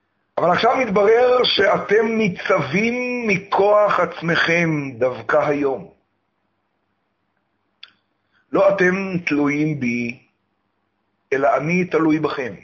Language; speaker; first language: Hebrew; native; Hebrew